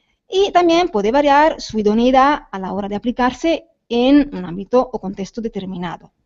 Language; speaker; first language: Spanish; native; Spanish